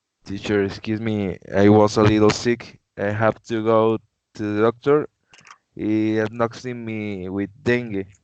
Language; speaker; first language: English; non-native, learner; Spanish